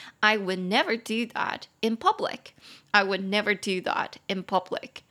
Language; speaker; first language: English; non-native, fluent; Chinese